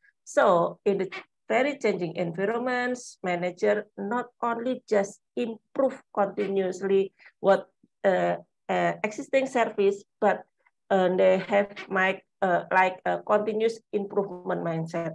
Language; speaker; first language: English; non-native, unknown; Indonesian